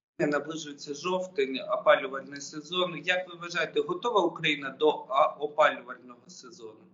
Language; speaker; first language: Ukrainian; native; Ukrainian